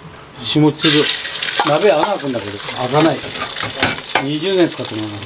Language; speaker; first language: Japanese; native; Japanese